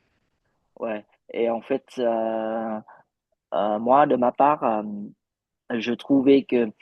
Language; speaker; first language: French; non-native, fluent; Vietnamese